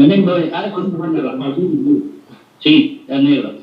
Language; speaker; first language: Spanish; non-native, fluent; French